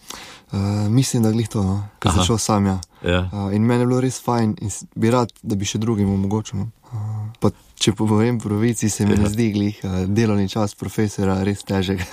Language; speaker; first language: Slovenian; native; Slovenian